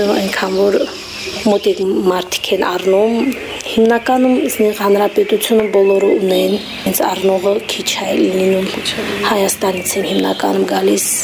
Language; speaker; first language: Armenian; native; Armenian